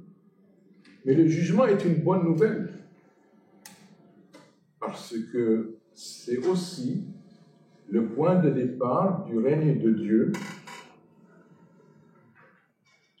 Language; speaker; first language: French; non-native, fluent; Arabic